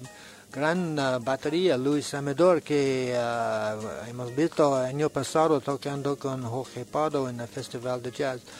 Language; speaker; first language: Spanish; non-native, learner; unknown